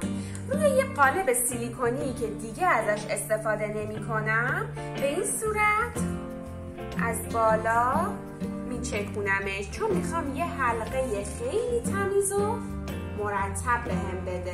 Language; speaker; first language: Persian; native; Persian